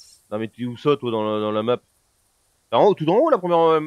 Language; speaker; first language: French; native; French